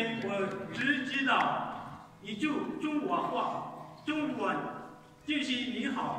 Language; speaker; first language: Chinese; non-native, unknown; Arabic